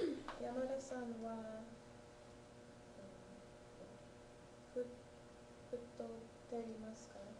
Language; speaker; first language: Japanese; non-native, learner; English